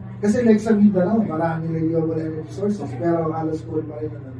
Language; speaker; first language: Filipino; native; Filipino